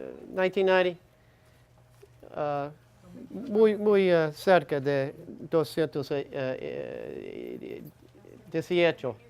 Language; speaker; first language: Spanish; non-native, learner; English